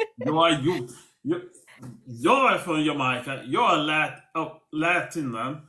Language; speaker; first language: Swedish; non-native, fluent; English